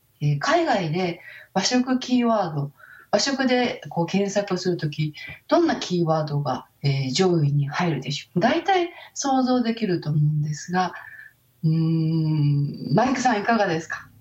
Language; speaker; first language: Japanese; native; Japanese